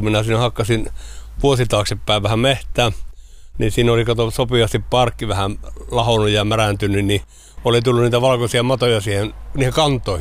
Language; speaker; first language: Finnish; native; Finnish